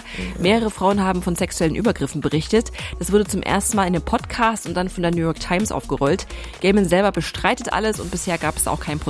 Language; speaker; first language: German; native; German